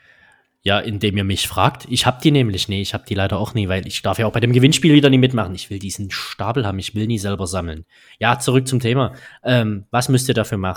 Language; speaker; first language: German; native; German